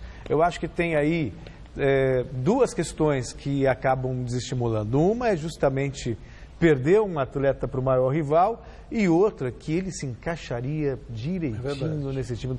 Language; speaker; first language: Portuguese; native; Portuguese